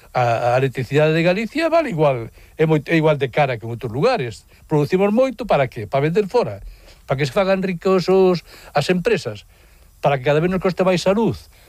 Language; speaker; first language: Galician; non-native, local second language; Spanish